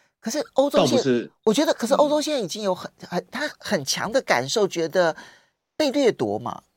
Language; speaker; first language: Chinese; native; Chinese